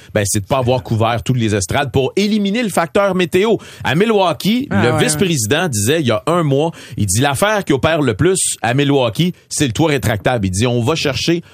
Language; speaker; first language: French; native; French